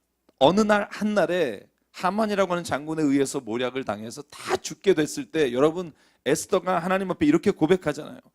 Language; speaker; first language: Korean; native; Korean